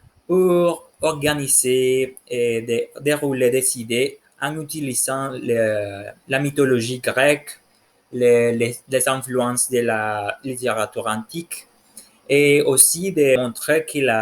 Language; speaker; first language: French; non-native, learner; Spanish